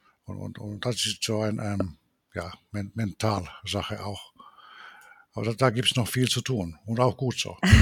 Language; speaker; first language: German; non-native, fluent; Finnish